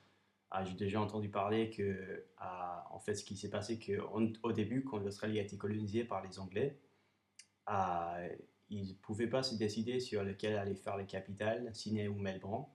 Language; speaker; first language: French; non-native, fluent; English